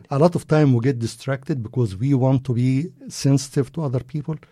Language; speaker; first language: English; non-native, fluent; Arabic